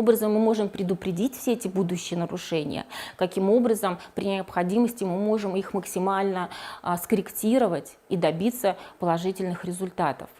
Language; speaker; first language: Russian; native; Russian